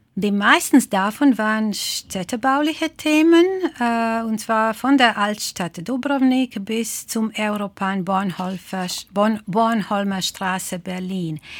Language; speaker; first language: German; non-native, fluent; Croatian